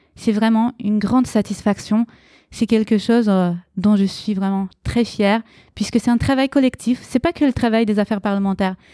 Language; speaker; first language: French; early bilingual, other home language; Romanian